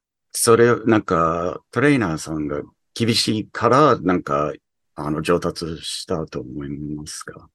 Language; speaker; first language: Japanese; early bilingual, heritage; English